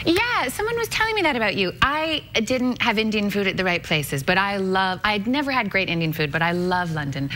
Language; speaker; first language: English; native; English